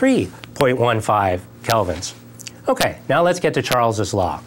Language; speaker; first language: English; native; English